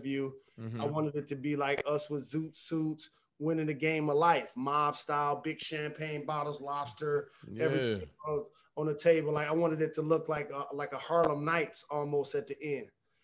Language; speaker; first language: English; native; English